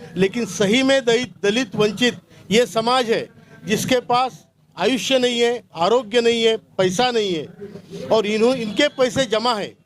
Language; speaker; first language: Hindi; non-native, local second language; Marathi